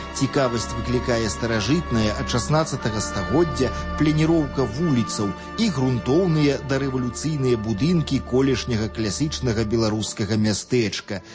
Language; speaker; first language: Belarusian; native; Belarusian